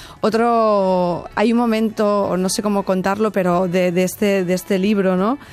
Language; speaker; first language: Spanish; non-native, local second language; Catalan